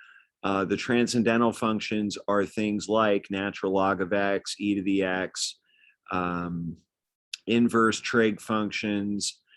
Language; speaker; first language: English; native; English